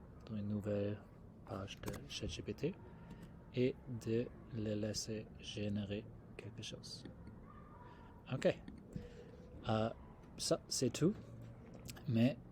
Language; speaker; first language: French; non-native, fluent; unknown